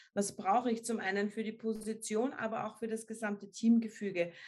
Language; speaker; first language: German; native; German